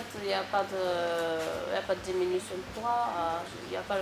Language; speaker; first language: French; non-native, fluent; Japanese